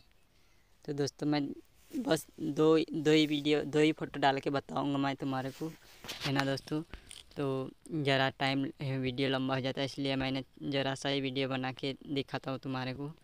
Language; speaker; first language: Hindi; native; Hindi